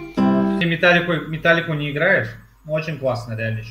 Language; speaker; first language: Russian; native; Russian